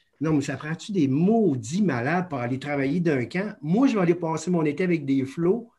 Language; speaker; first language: French; native; French